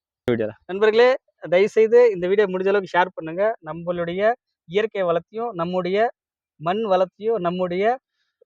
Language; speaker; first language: Tamil; native; Tamil